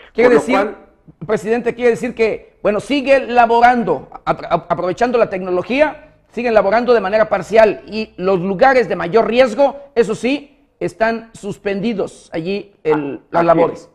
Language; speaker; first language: Spanish; native; Spanish